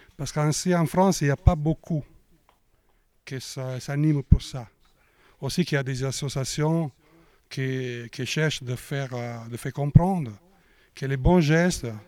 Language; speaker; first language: French; non-native, fluent; Italian